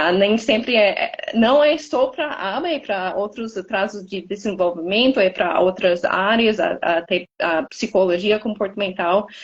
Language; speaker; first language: Portuguese; non-native, fluent; English